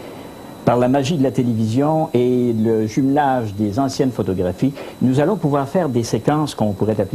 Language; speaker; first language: French; native; French